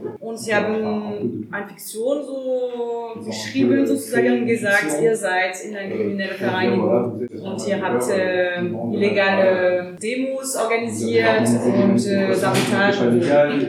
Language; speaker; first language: German; non-native, learner; French